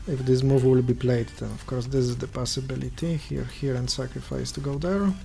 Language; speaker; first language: English; non-native, fluent; Polish